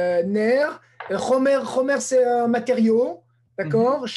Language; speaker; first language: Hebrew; non-native, fluent; French